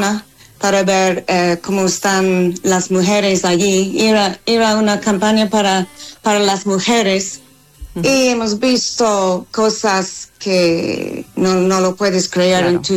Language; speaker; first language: Spanish; non-native, fluent; English